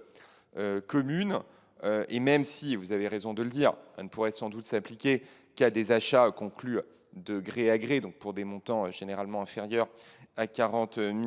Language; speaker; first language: French; native; French